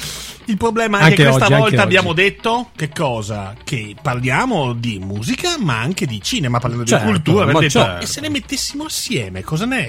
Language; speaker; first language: Italian; native; Italian